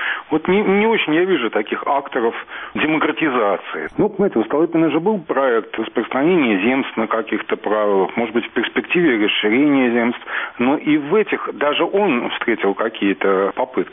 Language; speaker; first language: Russian; native; Russian